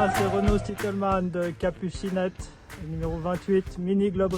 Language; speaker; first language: French; native; French